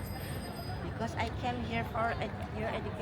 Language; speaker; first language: English; non-native, learner; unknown